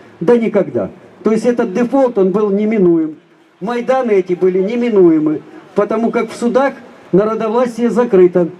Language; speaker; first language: Russian; native; Russian